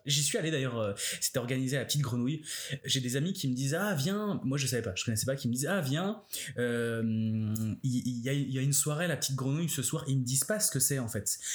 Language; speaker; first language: French; native; French